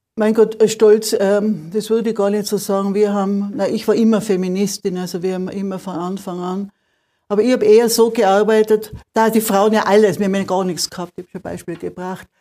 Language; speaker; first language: German; native; German